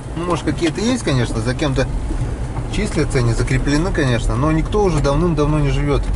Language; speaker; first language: Russian; non-native, local second language; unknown